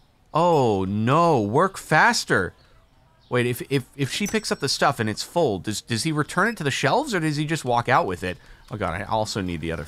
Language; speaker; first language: English; native; English